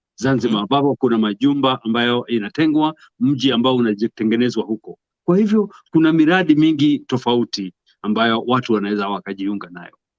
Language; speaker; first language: Swahili; non-native, local second language; Kikuyu